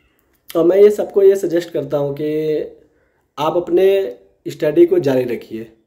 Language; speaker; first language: Hindi; native; Hindi